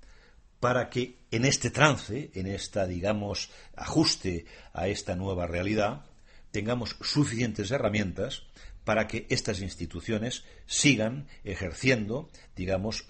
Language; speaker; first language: Spanish; native; Spanish